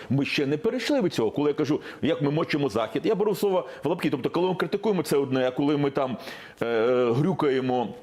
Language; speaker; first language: Ukrainian; non-native, local second language; Russian